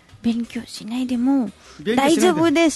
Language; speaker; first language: Japanese; non-native, learner; Nepali